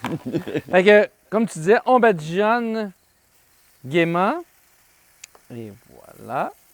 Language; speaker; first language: French; native; French